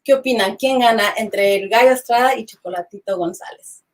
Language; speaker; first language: Spanish; early bilingual, heritage; Spanish